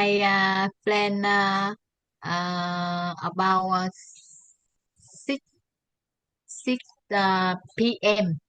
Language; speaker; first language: English; non-native, learner; Vietnamese